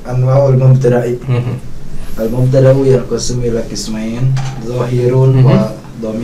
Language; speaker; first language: Arabic; non-native, fluent; Indonesian